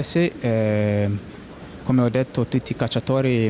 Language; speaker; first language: Italian; non-native, fluent; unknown